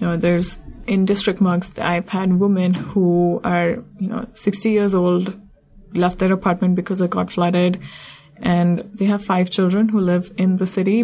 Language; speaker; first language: English; non-native, local second language; Hindi